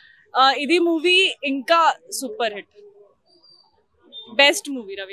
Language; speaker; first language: Telugu; non-native, learner; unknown